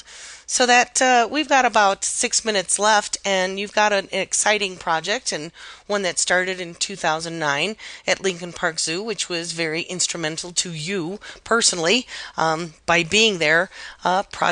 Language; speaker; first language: English; native; English